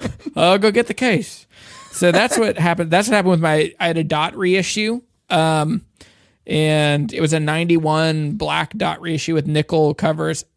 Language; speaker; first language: English; native; English